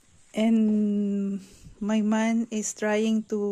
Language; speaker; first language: English; non-native, fluent; Filipino